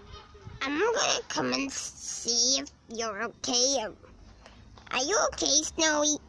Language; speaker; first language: English; native; English